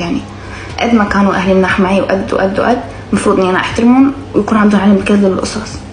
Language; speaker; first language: Arabic; native; Arabic